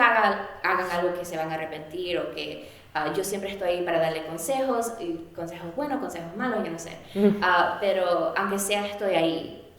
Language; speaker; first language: Spanish; early bilingual, heritage; Spanish